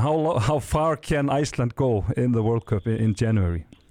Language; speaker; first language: English; non-native, fluent; Icelandic